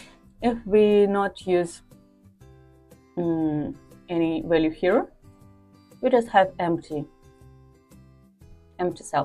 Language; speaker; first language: English; non-native, fluent; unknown